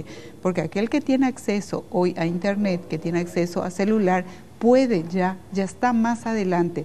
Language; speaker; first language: Spanish; native; Spanish